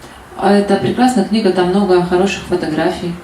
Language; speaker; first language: Russian; native; Russian